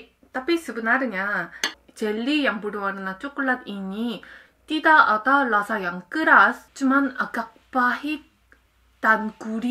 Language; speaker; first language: Indonesian; non-native, fluent; Korean